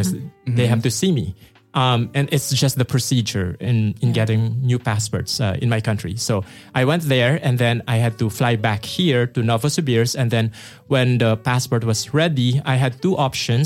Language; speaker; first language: English; non-native, local second language; Filipino